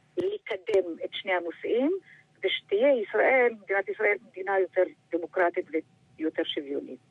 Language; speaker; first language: Hebrew; non-native, local second language; Arabic